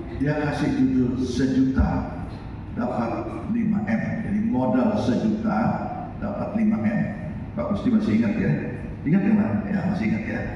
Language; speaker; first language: Indonesian; native; Indonesian